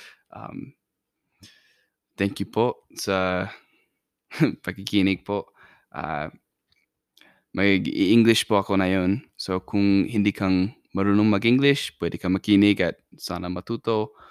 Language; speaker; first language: Filipino; non-native, fluent; English